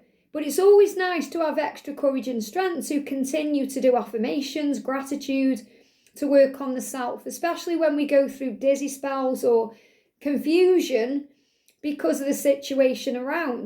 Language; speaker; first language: English; native; English